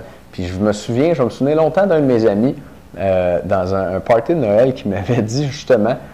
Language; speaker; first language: French; native; French